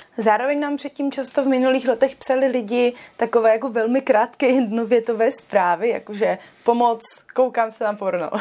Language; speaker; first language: Czech; native; Czech